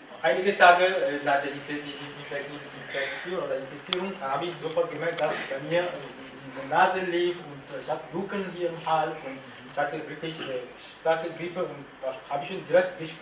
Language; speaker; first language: German; non-native, fluent; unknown